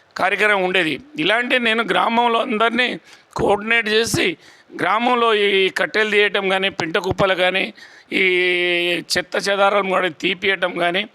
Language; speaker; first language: Telugu; non-native, local second language; Lambadi